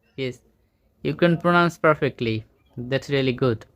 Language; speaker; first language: English; non-native, fluent; Bangla